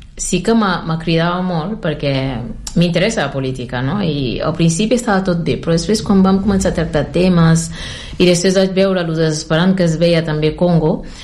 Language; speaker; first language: Catalan; early bilingual, other home language; Lingala